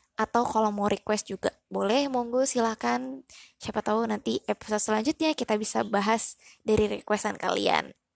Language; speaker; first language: Indonesian; native; Indonesian